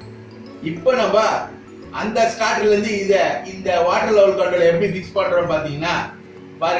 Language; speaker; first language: Tamil; native; Tamil